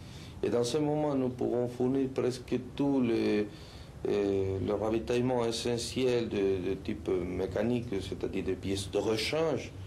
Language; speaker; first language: French; non-native, learner; Spanish